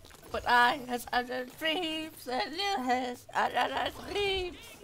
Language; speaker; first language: English; non-native, learner; German